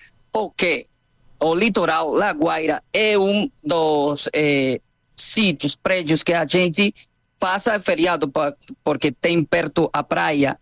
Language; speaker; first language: Portuguese; non-native, fluent; Spanish